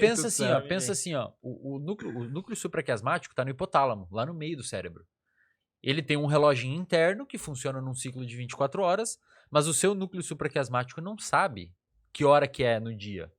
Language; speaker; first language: Portuguese; native; Portuguese